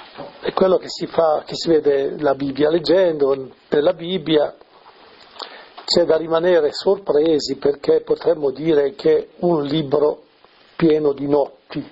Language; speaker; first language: Italian; native; Italian